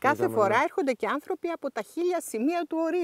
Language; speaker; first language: Greek; native; Greek